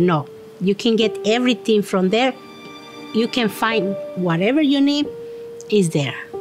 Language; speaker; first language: English; non-native, learner; Spanish